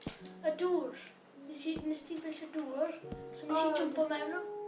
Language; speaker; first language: Welsh; native; Welsh